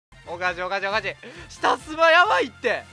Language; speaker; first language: Japanese; native; Japanese